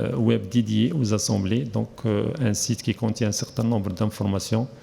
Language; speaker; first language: French; non-native, local second language; Arabic